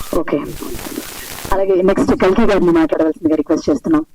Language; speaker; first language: Telugu; native; Telugu